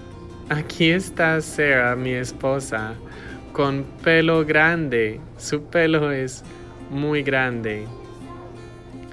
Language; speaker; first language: Spanish; non-native, fluent; English